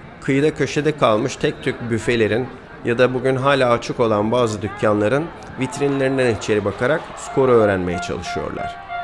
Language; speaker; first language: Turkish; native; Turkish